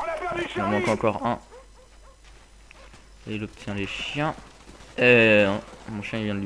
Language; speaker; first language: French; native; French